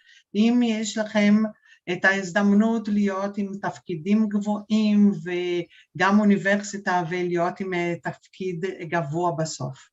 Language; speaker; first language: Hebrew; non-native, fluent; Portuguese